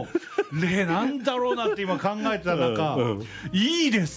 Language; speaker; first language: Japanese; native; Japanese